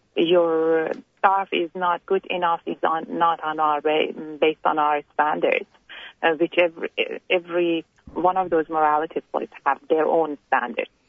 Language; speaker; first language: English; non-native, fluent; Persian